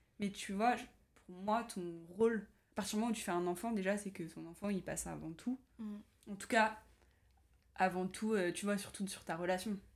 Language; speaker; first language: French; native; French